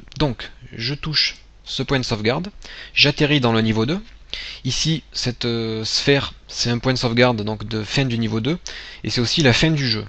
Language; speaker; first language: French; native; French